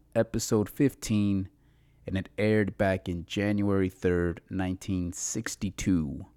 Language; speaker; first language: English; early bilingual, other home language; Spanish